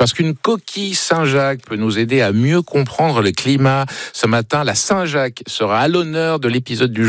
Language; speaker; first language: French; native; French